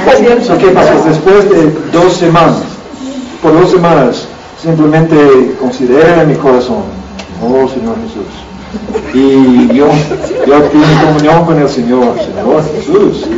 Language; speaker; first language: Spanish; non-native, learner; English